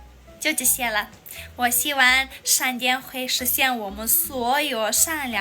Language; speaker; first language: Chinese; non-native, fluent; Armenian